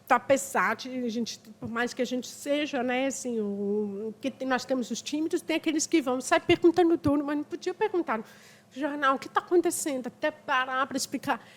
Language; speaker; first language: Portuguese; native; Portuguese